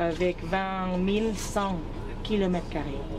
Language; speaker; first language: French; non-native, learner; Thai